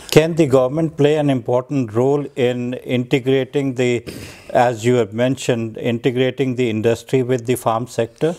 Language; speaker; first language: English; non-native, local second language; Punjabi